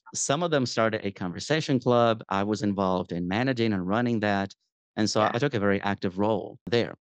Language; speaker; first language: English; non-native, fluent; Spanish